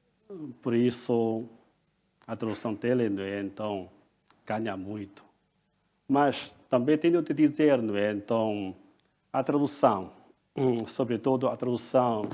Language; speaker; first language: Portuguese; non-native, fluent; Chinese